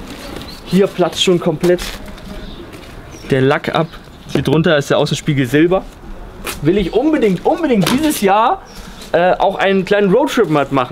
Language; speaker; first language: German; native; German